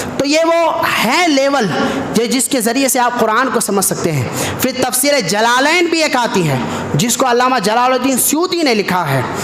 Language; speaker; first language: Urdu; native; Urdu